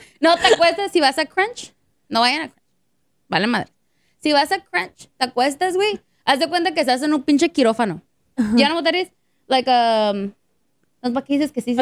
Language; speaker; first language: Spanish; early bilingual, heritage; Spanish